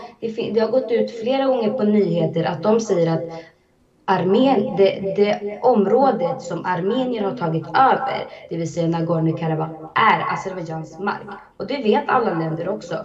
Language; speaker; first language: Swedish; early bilingual, other home language; Azerbaijani